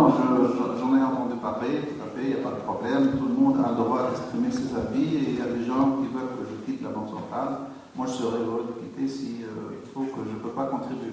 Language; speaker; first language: French; non-native, local second language; Arabic